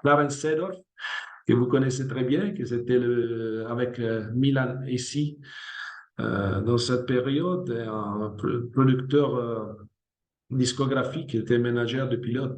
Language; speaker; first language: French; non-native, fluent; Italian